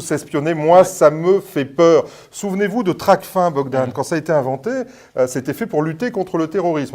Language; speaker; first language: French; native; French